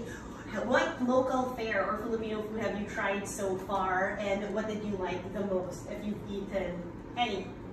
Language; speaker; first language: English; non-native, local second language; Filipino